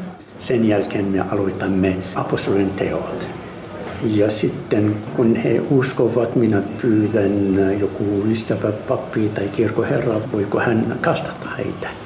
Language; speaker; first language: Finnish; non-native, learner; Arabic